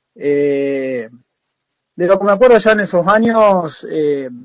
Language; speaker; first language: Spanish; native; Spanish